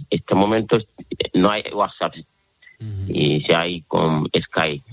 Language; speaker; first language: Spanish; non-native, learner; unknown